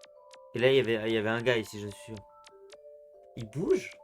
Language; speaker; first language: French; native; French